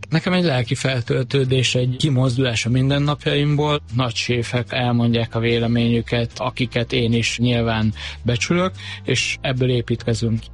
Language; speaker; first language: Hungarian; native; Hungarian